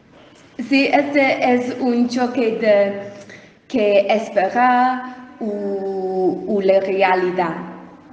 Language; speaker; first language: Spanish; non-native, learner; English